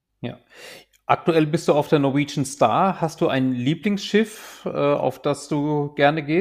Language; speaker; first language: German; native; German